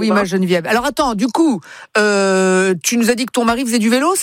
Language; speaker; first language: French; native; French